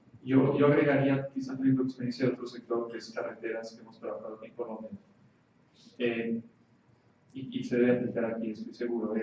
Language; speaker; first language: Spanish; native; Spanish